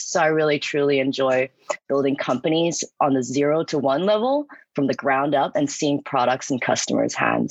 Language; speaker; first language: English; non-native, local second language; Cantonese